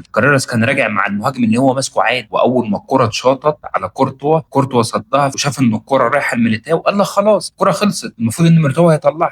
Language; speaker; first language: Arabic; native; Arabic